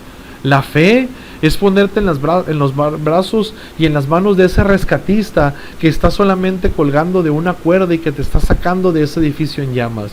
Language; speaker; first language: Spanish; native; Spanish